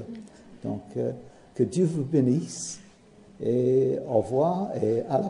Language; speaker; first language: French; non-native, learner; English